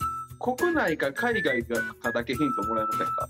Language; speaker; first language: Japanese; native; Japanese